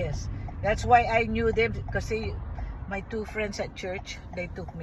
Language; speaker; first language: English; non-native, fluent; Filipino